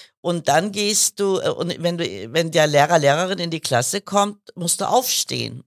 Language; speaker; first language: German; early bilingual, other home language; Kurdish